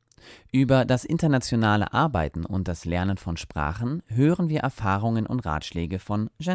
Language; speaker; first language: German; native; German